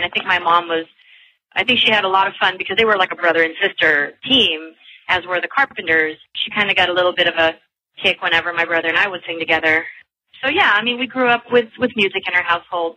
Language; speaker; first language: English; non-native, local second language; Filipino